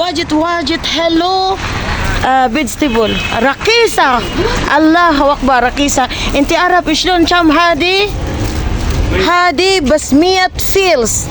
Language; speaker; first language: Arabic; non-native, learner; Filipino